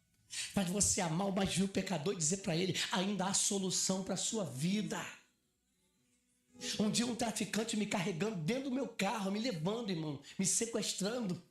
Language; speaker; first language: Portuguese; native; Portuguese